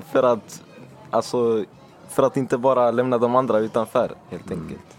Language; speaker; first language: Swedish; early bilingual, other home language; Finnish